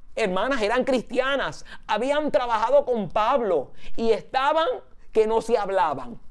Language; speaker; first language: Spanish; early bilingual, heritage; Spanish